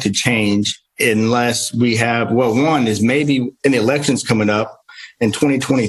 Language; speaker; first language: English; native; English